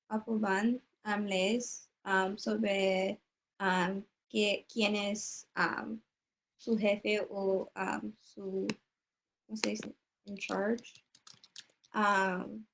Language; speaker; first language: Spanish; non-native, learner; English